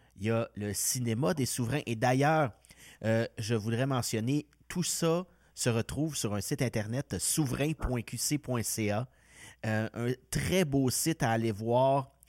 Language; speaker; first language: French; native; French